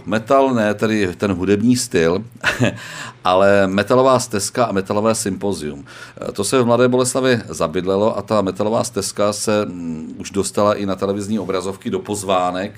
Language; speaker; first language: Czech; native; Czech